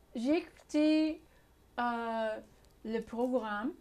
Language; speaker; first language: French; non-native, learner; English